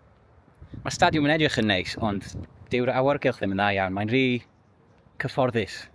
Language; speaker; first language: Welsh; native; Welsh